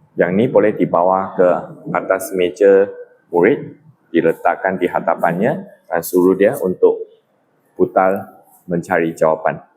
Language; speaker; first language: Malay; non-native, local second language; Chinese